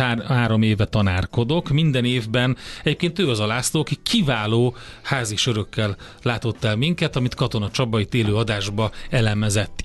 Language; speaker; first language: Hungarian; native; Hungarian